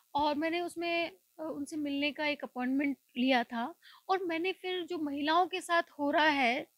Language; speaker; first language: Hindi; native; Hindi